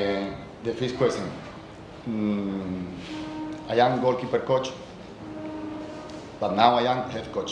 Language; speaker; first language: English; non-native, learner; Spanish